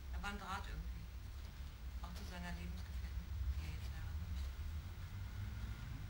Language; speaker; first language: German; native; German